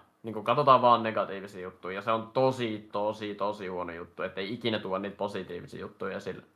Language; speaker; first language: Finnish; native; Finnish